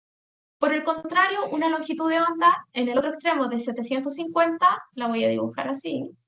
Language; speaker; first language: Spanish; native; Spanish